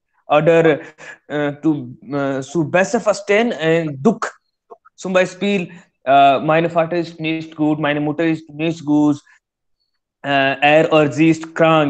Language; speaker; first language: German; non-native, learner; Hindi